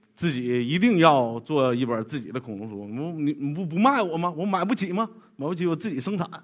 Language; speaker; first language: Chinese; native; Chinese